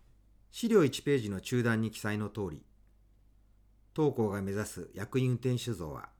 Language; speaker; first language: Japanese; native; Japanese